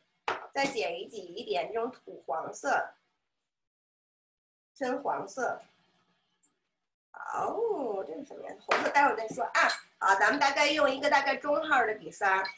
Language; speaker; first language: Chinese; native; Chinese